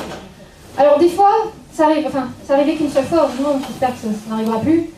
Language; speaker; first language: French; native; French